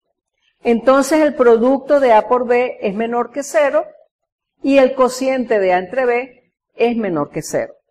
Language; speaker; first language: Spanish; native; Spanish